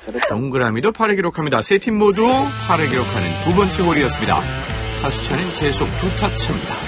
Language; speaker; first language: Korean; native; Korean